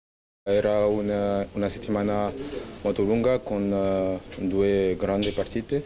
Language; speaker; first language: Italian; non-native, fluent; French